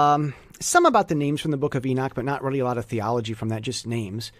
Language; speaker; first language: English; native; English